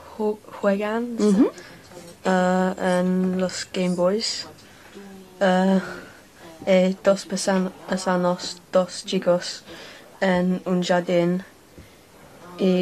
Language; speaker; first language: Spanish; non-native, learner; English